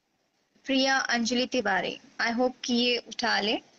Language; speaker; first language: Hindi; native; Hindi